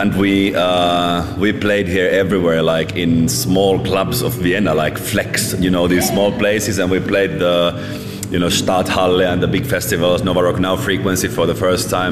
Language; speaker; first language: English; non-native, fluent; Finnish